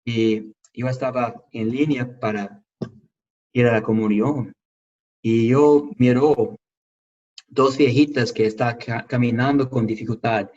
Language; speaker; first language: Spanish; non-native, fluent; English